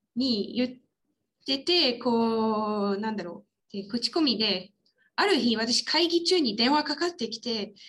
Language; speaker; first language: Japanese; non-native, fluent; French